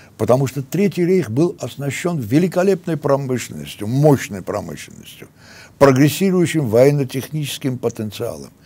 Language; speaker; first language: Russian; non-native, local second language; Armenian